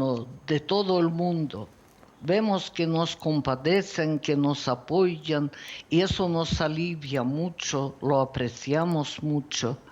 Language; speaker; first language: Spanish; non-native, fluent; Ukrainian